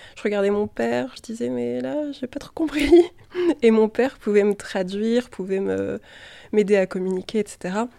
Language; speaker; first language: French; native; French